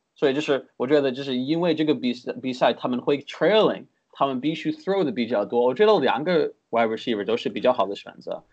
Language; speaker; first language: Chinese; early bilingual, heritage; Chinese